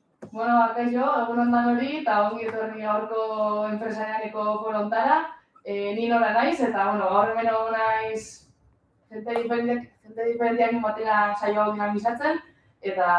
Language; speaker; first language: Basque; native; Basque